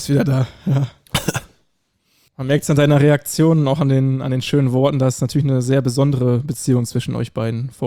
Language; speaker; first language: German; native; German